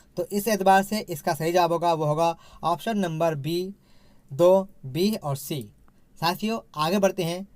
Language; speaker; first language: Urdu; native; Urdu